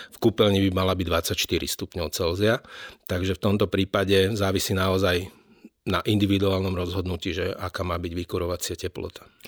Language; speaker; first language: Slovak; native; Slovak